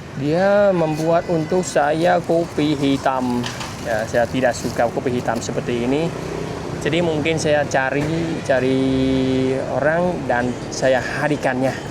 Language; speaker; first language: Indonesian; non-native, fluent; Vietnamese